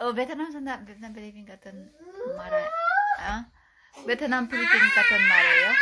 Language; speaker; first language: Korean; non-native, fluent; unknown